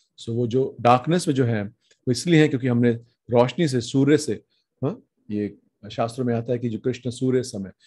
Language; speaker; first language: Hindi; native; Hindi